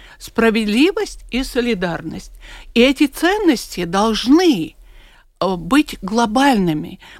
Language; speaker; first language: Russian; non-native, local second language; Latvian